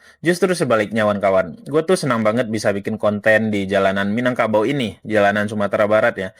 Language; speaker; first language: Indonesian; non-native, local second language; Minangkabau